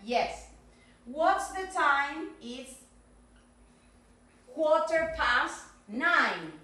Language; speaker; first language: English; non-native, fluent; Spanish